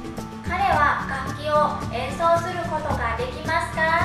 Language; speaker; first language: Japanese; non-native, fluent; Thai